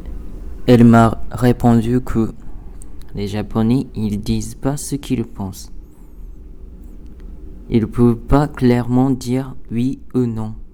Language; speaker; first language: French; non-native, learner; Japanese